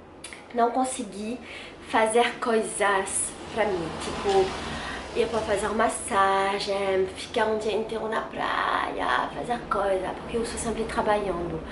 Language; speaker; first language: Portuguese; non-native, learner; French